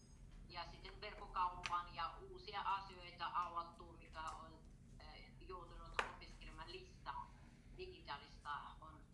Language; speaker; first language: Finnish; non-native, learner; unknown